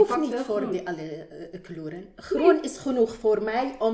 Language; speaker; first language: Dutch; non-native, learner; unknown